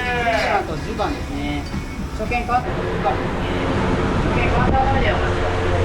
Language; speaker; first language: Japanese; native; Japanese